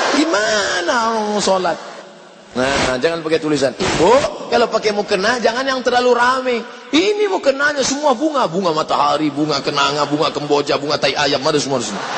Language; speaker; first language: Indonesian; native; Indonesian